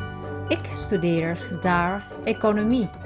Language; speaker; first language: Dutch; non-native, fluent; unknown